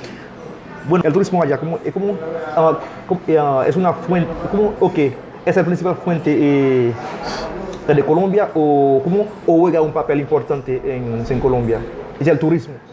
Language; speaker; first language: Spanish; non-native, fluent; Haitian Creole